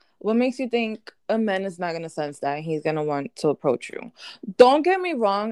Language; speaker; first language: English; early bilingual, other home language; Spanish